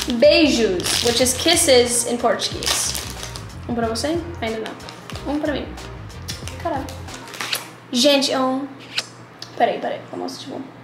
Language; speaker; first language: Portuguese; non-native, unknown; English